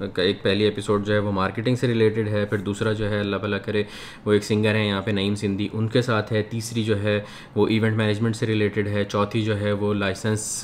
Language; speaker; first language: Hindi; native; Hindi